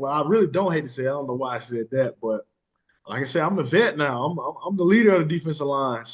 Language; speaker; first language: English; native; English